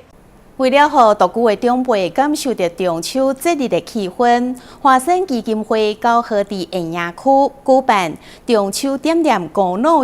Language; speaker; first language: Chinese; native; Chinese